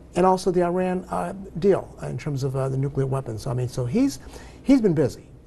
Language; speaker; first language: English; native; English